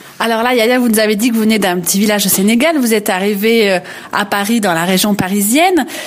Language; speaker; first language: French; native; French